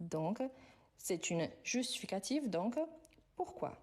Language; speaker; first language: French; non-native, fluent; Arabic